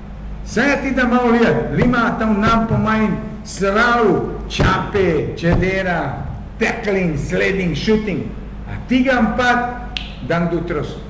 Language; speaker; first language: Indonesian; non-native, fluent; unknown